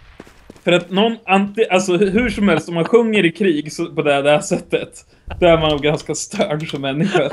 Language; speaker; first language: Swedish; native; Swedish